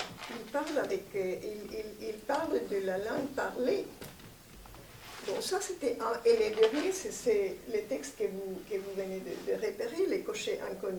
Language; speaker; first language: French; non-native, fluent; Spanish